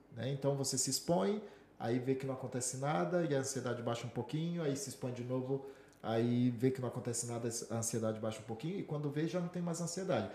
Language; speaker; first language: Portuguese; native; Portuguese